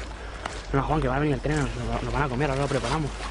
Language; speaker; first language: Spanish; native; Spanish